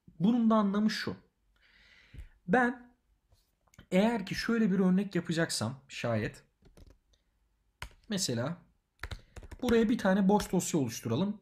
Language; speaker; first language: Turkish; native; Turkish